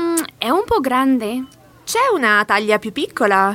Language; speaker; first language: Italian; non-native, learner; English